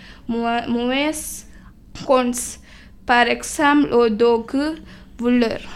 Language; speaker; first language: French; non-native, learner; Tamil